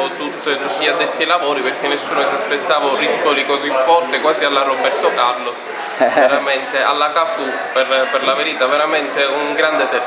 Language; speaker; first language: Italian; native; Italian